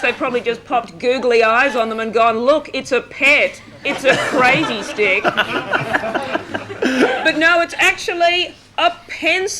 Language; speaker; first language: English; native; English